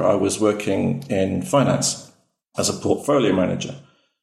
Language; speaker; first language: English; native; English